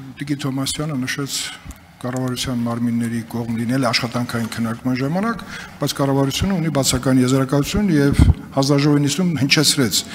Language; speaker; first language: Armenian; native; Armenian